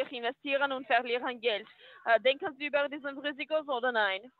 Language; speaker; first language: German; non-native, learner; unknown